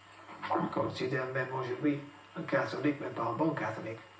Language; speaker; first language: French; non-native, fluent; English